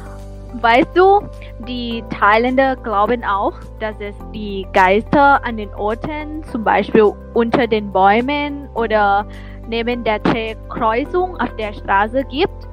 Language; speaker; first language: German; non-native, learner; Thai